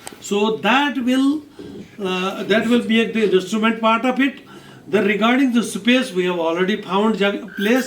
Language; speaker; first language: English; non-native, local second language; Kashmiri